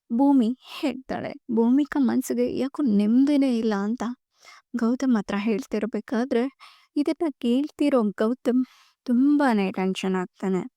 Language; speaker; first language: Kannada; native; Kannada